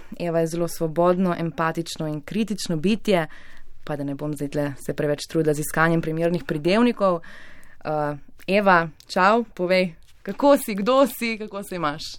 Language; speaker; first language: Slovenian; native; Slovenian